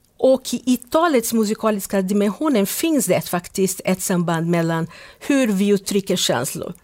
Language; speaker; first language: Swedish; non-native, fluent; Portuguese